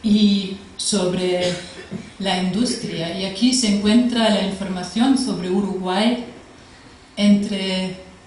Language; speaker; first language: Spanish; non-native, fluent; German